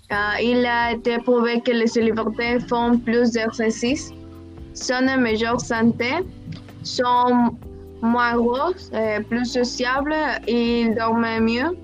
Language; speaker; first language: French; non-native, learner; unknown